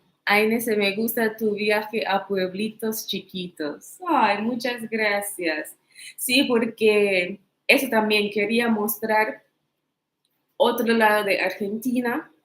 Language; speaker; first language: Spanish; non-native, fluent; English